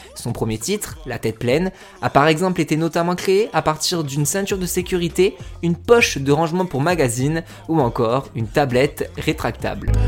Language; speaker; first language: French; native; French